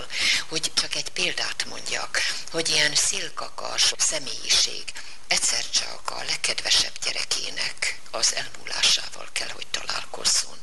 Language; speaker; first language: Hungarian; native; Hungarian